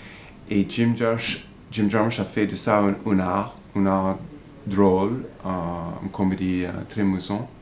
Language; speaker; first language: French; non-native, fluent; English